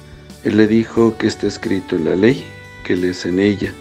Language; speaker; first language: Spanish; native; Spanish